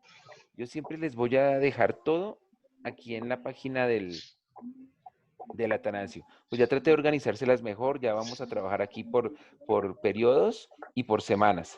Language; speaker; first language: Spanish; native; Spanish